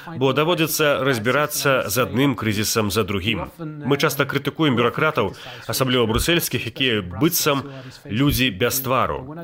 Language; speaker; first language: Belarusian; native; Belarusian